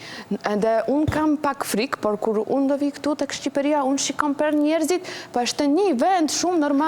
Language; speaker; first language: Albanian; non-native, learner; Polish